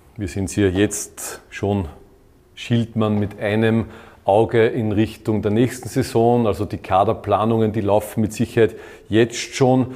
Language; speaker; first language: German; native; German